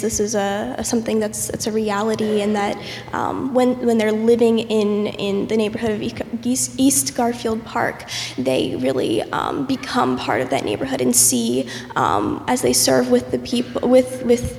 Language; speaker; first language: English; native; English